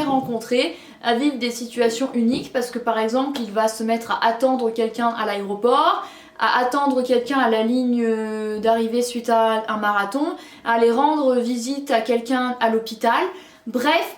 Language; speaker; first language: French; native; French